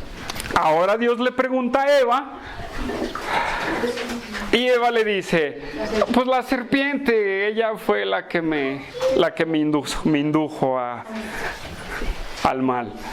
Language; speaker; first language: Spanish; native; Spanish